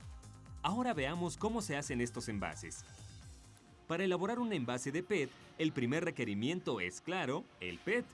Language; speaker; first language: Spanish; native; Spanish